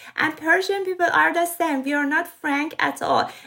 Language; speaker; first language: English; non-native, fluent; Persian